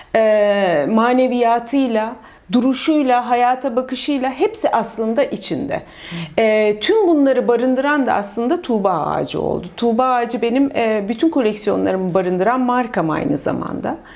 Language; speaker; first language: Turkish; native; Turkish